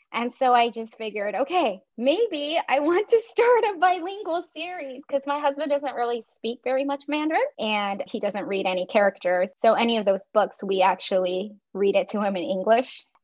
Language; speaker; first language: English; non-native, fluent; Chinese